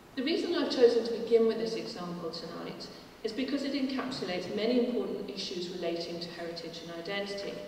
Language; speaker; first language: English; native; English